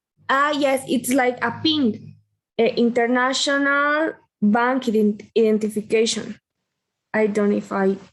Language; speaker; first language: English; non-native, learner; Spanish